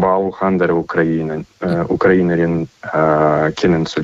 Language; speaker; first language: German; non-native, fluent; Ukrainian